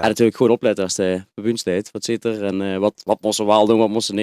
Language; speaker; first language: Dutch; native; Dutch